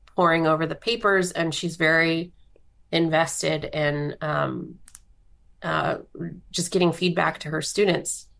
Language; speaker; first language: English; native; English